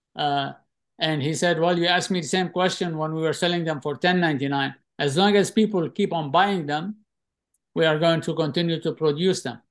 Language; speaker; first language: English; non-native, fluent; Arabic